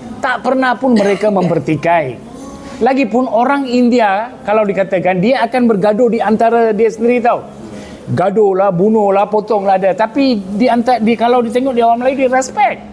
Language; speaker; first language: Malay; non-native, local second language; Tamil